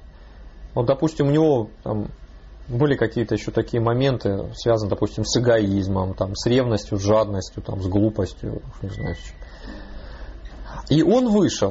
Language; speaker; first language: Russian; native; Russian